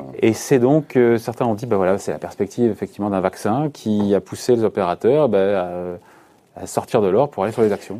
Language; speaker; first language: French; native; French